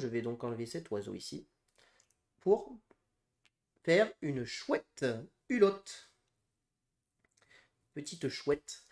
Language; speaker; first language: French; native; French